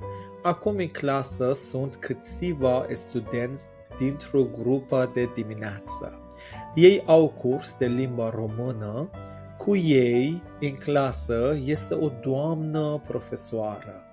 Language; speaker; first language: Romanian; non-native, fluent; Persian